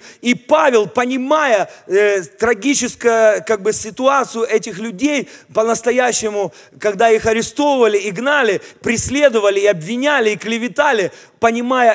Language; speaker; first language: Russian; native; Russian